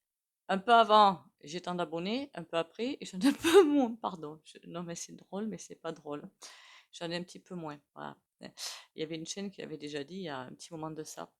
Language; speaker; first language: French; native; French